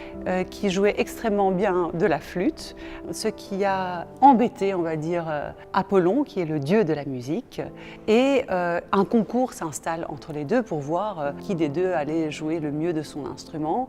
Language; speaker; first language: French; native; French